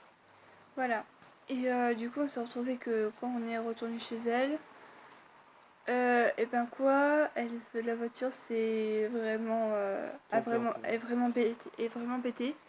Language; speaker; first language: French; native; French